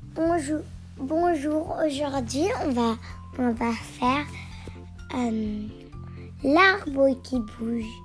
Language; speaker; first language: French; non-native, learner; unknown